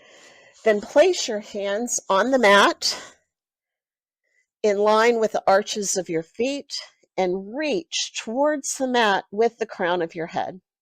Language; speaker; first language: English; native; English